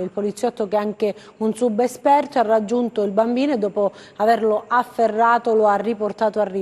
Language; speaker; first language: Italian; native; Italian